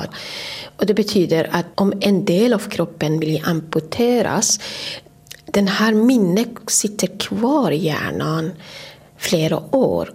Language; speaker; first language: Swedish; non-native, fluent; Persian